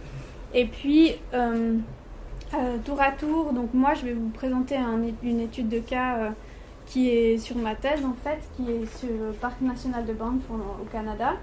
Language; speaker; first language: French; native; French